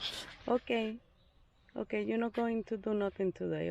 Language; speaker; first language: English; non-native, learner; Spanish